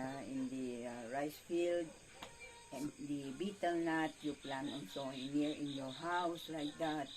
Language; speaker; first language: English; non-native, learner; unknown